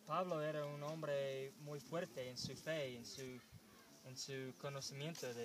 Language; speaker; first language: Spanish; non-native, learner; English